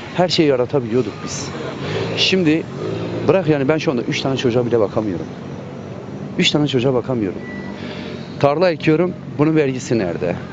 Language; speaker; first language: Turkish; native; Turkish